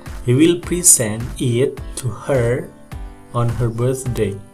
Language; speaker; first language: English; non-native, fluent; Indonesian